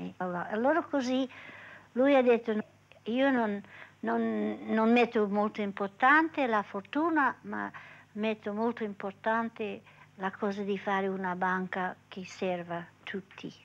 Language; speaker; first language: Italian; early bilingual, heritage; English